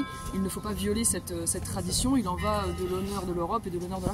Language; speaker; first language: French; native; French